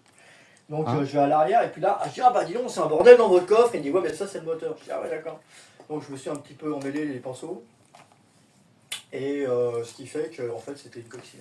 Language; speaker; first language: French; native; French